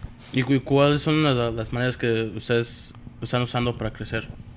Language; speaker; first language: Spanish; early bilingual, heritage; Spanish